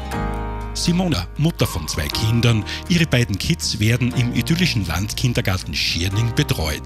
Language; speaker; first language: German; native; German